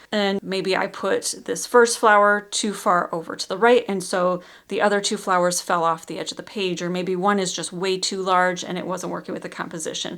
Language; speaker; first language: English; native; English